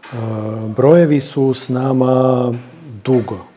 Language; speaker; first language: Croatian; non-native, fluent; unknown